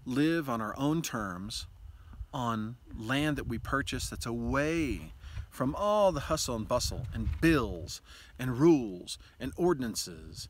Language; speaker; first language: English; native; English